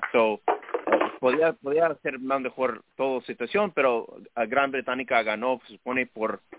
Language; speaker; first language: Spanish; early bilingual, heritage; Spanish